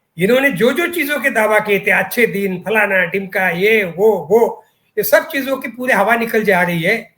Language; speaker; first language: Hindi; non-native, local second language; Marathi